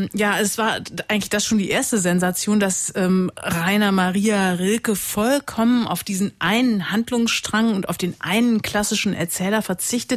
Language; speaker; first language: German; native; German